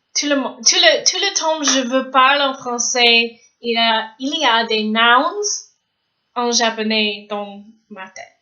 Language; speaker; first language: French; non-native, learner; English